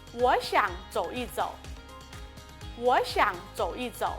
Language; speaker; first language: Chinese; non-native, learner; Thai